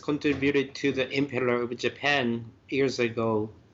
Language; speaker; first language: English; non-native, fluent; Japanese